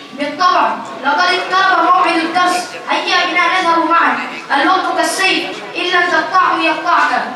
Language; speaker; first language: Arabic; non-native, learner; Urdu